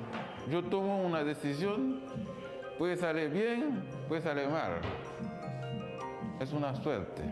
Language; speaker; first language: Spanish; non-native, learner; Haitian Creole